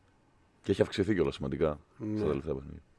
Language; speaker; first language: Greek; native; Greek